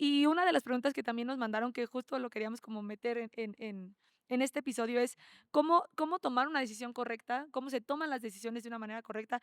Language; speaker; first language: Spanish; native; Spanish